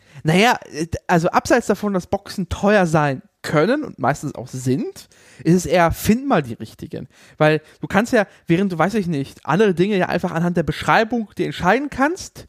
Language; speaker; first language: German; native; German